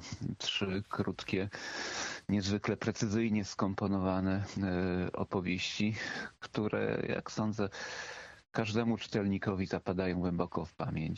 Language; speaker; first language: Polish; native; Polish